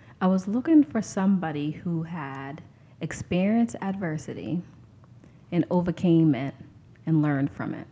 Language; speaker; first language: English; native; English